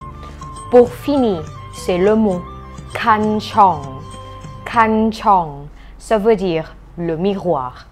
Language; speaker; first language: French; non-native, fluent; Thai